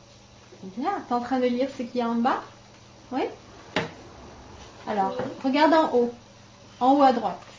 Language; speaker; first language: French; native; French